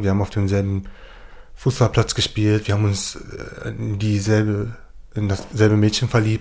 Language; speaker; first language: German; early bilingual, other home language; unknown